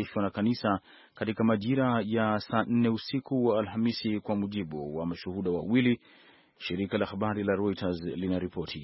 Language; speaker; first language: Swahili; native; Swahili